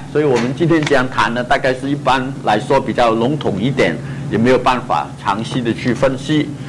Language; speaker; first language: Chinese; non-native, local second language; Cantonese